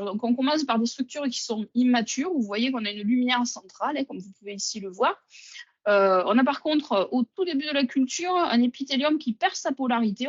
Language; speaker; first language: French; native; French